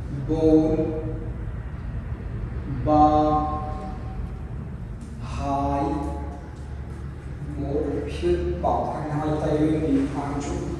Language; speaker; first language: Vietnamese; non-native, learner; Hindi